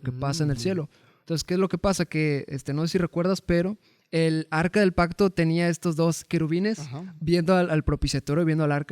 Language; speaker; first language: Spanish; native; Spanish